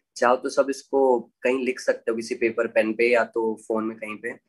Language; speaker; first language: Hindi; native; Hindi